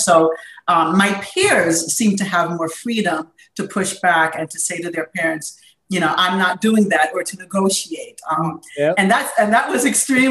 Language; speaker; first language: English; native; English